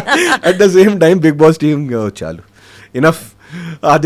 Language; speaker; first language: Telugu; non-native, fluent; Hindi